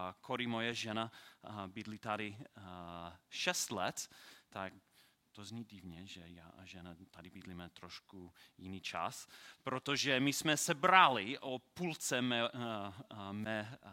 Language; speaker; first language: Czech; non-native, learner; English